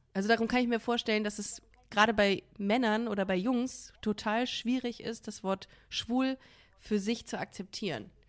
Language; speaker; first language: German; native; German